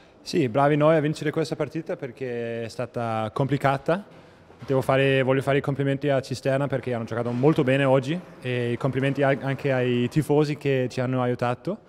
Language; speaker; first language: Italian; non-native, fluent; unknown